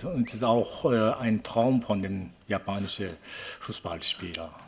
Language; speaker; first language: German; non-native, fluent; Japanese